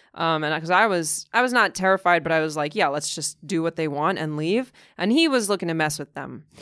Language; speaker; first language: English; early bilingual, other home language; Russian